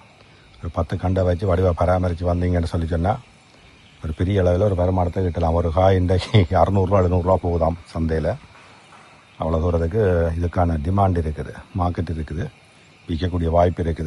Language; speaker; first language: Tamil; native; Tamil